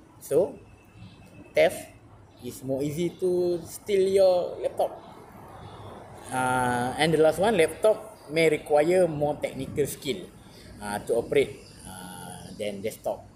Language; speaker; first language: English; non-native, learner; Malay